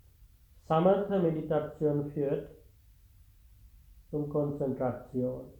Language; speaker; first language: German; non-native, fluent; Sinhala